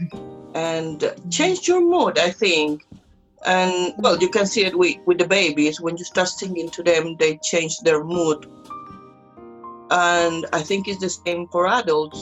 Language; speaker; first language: English; non-native, fluent; Spanish